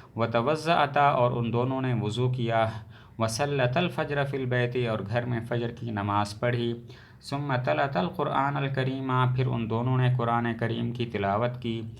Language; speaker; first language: Urdu; native; Urdu